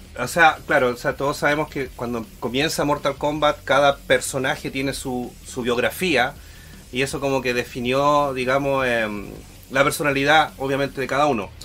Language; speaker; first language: Spanish; native; Spanish